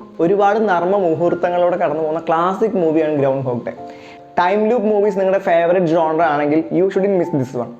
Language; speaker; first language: Malayalam; native; Malayalam